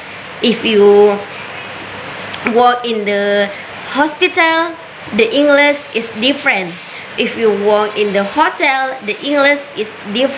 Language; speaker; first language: English; non-native, learner; Indonesian